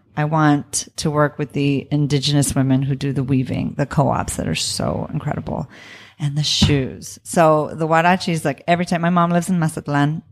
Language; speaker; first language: English; native; English